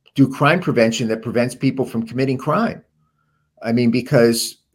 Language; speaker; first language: English; native; English